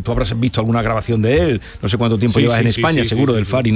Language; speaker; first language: Spanish; native; Spanish